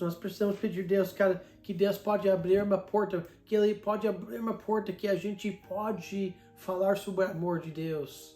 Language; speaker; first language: Portuguese; non-native, fluent; English